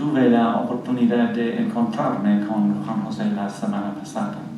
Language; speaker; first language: Spanish; non-native, fluent; English